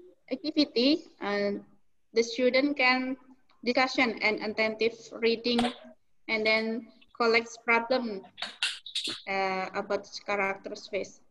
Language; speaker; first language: English; non-native, learner; Indonesian